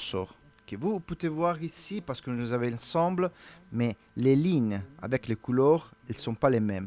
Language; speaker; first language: French; non-native, learner; Italian